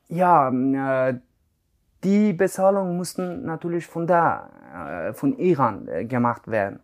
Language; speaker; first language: German; non-native, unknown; Persian